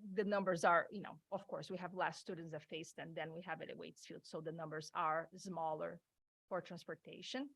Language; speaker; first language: English; non-native, fluent; Portuguese